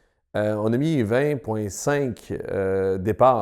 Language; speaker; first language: French; native; French